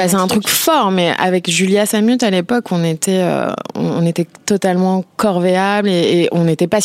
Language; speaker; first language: French; native; French